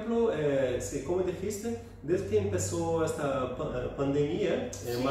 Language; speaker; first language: Spanish; non-native, fluent; Portuguese